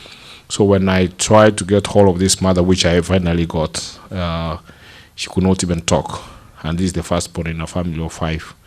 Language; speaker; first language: English; non-native, local second language; Gusii